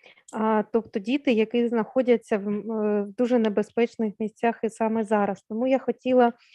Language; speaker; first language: Ukrainian; native; Ukrainian